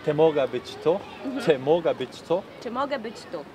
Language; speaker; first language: Polish; non-native, learner; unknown